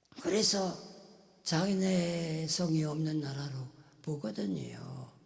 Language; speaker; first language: Korean; non-native, fluent; French